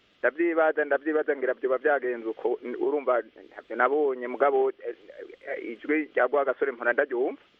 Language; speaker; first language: Rundi; native; Rundi